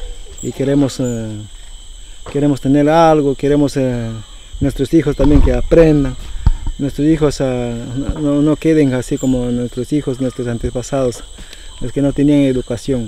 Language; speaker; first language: Spanish; non-native, local second language; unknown